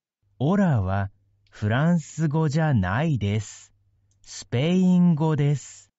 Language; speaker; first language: Japanese; non-native, learner; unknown